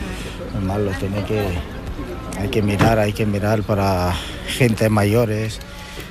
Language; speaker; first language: Spanish; non-native, learner; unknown